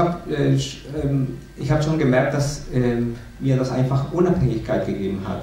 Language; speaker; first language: German; non-native, fluent; Spanish